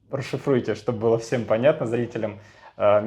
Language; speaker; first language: Russian; native; Russian